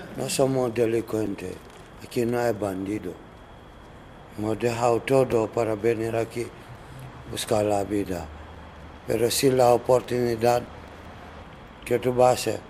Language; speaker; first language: Spanish; non-native, learner; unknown